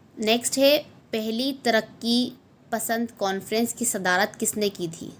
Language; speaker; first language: Urdu; native; Urdu